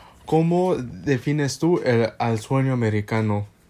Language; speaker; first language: Spanish; early bilingual, heritage; Spanish